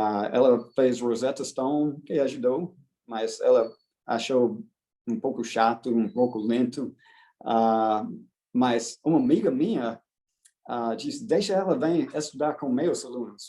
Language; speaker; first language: Portuguese; non-native, fluent; English